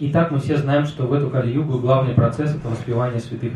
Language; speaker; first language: Russian; native; Russian